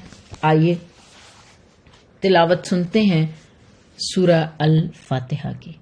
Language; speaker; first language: Urdu; native; Urdu